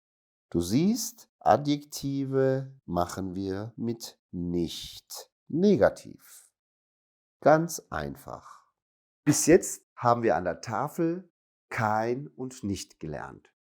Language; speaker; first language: German; non-native, fluent; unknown